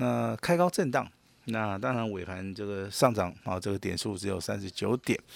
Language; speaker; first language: Chinese; native; Chinese